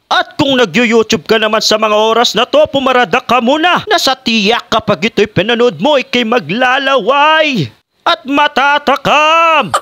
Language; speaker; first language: Filipino; non-native, local second language; Pampanga